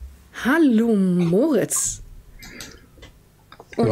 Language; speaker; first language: German; native; German